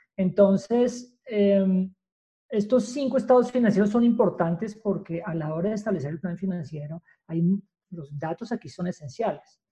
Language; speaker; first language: Spanish; native; Spanish